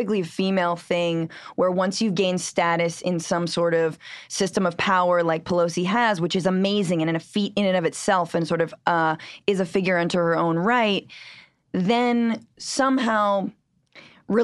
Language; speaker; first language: English; native; English